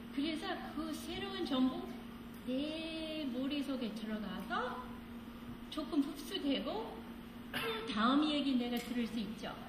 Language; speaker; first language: Korean; non-native, fluent; English